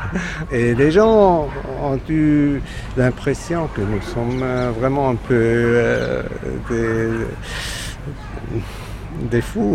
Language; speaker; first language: French; non-native, fluent; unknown